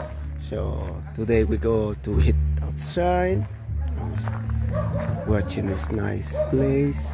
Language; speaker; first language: English; non-native, learner; Italian